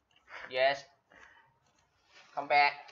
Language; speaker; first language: English; non-native, learner; Chinese